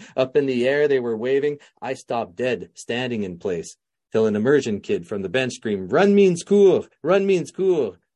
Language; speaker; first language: English; non-native, local second language; French